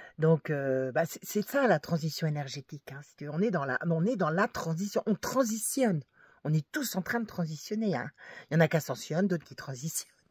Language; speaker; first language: French; native; French